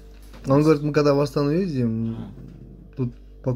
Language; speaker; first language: Russian; non-native, local second language; Kyrgyz